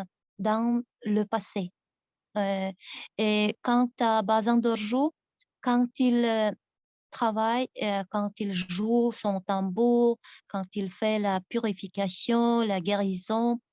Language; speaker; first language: French; non-native, fluent; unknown